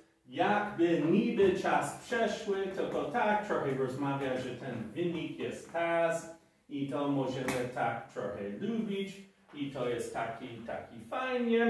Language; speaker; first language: Polish; non-native, fluent; English